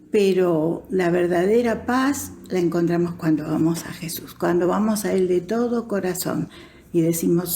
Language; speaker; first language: Spanish; native; Spanish